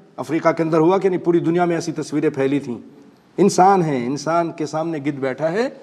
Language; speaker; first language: Urdu; native; Urdu